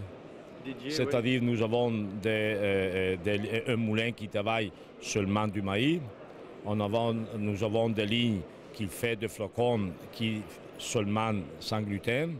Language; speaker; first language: French; non-native, fluent; Italian